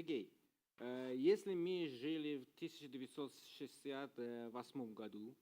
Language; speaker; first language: Russian; non-native, learner; Persian